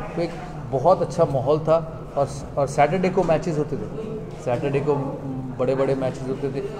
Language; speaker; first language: Hindi; non-native, local second language; Bangla